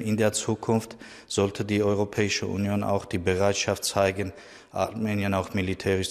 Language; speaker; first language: German; non-native, fluent; Armenian